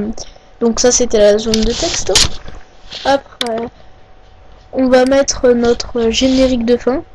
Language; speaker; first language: French; native; French